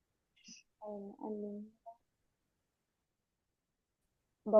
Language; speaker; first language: Arabic; non-native, learner; Indonesian